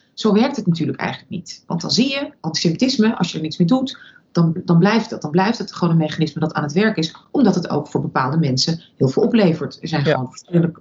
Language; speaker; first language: Dutch; early bilingual, other home language; Russian